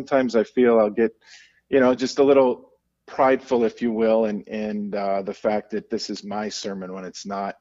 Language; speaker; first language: English; native; English